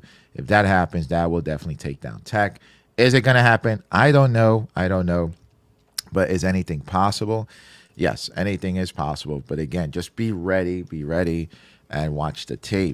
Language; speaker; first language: English; native; English